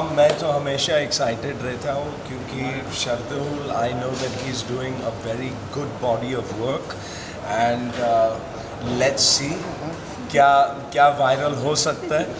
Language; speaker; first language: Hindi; non-native, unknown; English